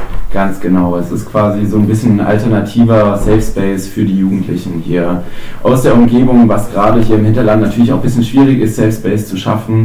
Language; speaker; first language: German; native; German